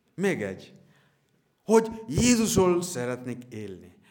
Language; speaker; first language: Hungarian; non-native, fluent; Bangla